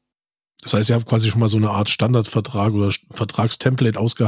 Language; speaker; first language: German; native; German